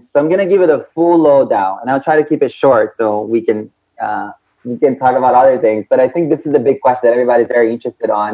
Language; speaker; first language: English; non-native, fluent; Portuguese